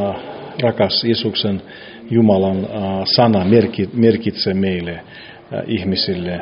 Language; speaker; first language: Finnish; non-native, fluent; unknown